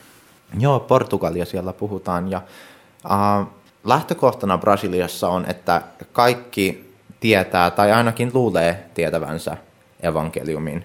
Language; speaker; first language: Finnish; early bilingual, heritage; Finnish